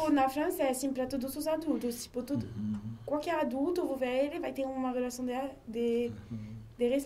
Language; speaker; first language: Portuguese; non-native, learner; French